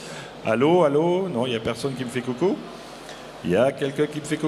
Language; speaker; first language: French; native; French